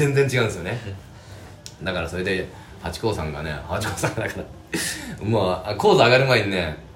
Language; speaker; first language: Japanese; native; Japanese